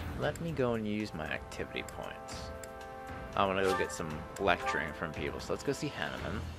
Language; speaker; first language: English; native; English